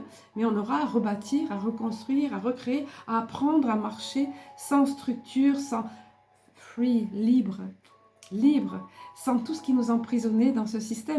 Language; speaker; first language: French; native; French